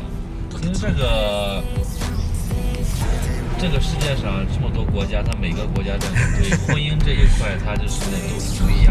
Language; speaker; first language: Chinese; native; Chinese